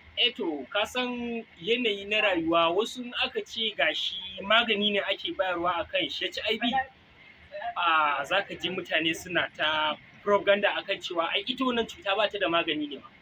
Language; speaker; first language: Hausa; native; Hausa